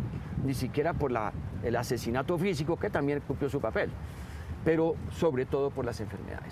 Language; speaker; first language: Spanish; native; Spanish